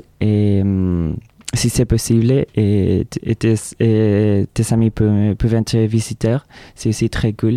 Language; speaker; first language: French; non-native, learner; Spanish